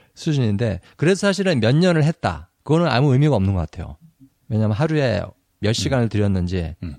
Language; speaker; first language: Korean; native; Korean